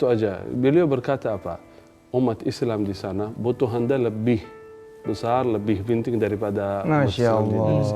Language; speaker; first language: Indonesian; non-native, fluent; Arabic